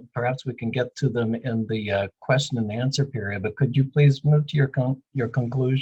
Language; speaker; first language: English; native; English